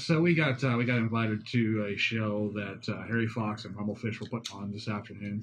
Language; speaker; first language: English; native; English